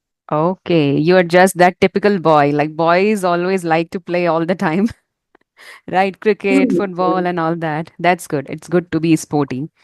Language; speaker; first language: English; non-native, fluent; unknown